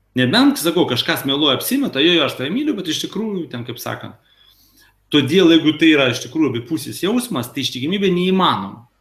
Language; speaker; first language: Lithuanian; non-native, local second language; Russian